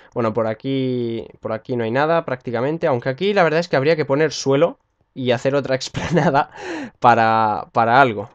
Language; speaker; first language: Spanish; native; Spanish